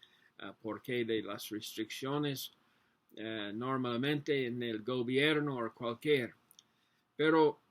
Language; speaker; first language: Spanish; non-native, learner; English